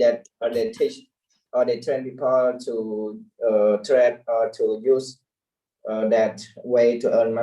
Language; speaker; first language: English; non-native, learner; Khmer